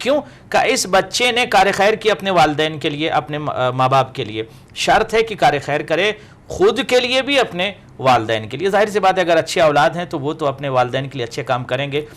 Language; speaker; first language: Urdu; native; Urdu